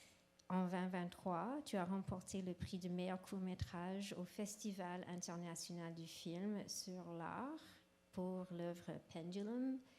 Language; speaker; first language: French; non-native, local second language; English